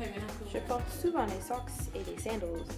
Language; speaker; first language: French; non-native, local second language; English